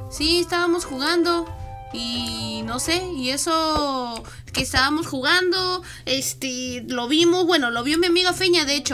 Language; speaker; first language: Spanish; native; Spanish